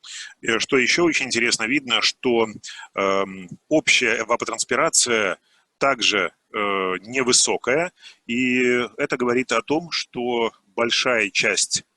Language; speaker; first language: Russian; native; Russian